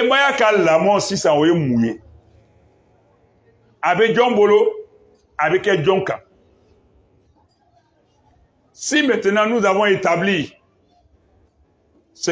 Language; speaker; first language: French; non-native, local second language; Bambara